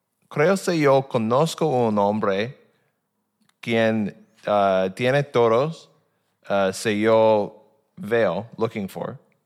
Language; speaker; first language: Spanish; non-native, learner; English